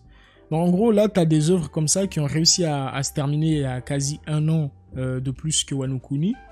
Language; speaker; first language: French; native; French